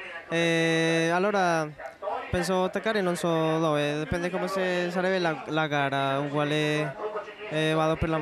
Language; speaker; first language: Italian; non-native, learner; Spanish